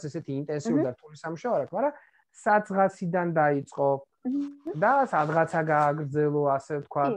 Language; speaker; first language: Georgian; native; Georgian